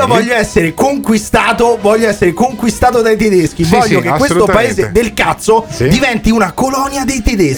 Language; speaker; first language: Italian; native; Italian